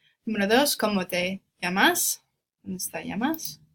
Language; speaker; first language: Spanish; non-native, fluent; English